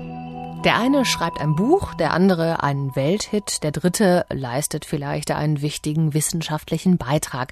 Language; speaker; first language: German; native; German